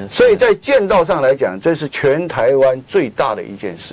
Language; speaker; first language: Chinese; native; Chinese